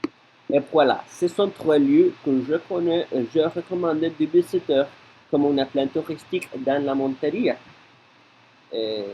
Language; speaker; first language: French; non-native, learner; Spanish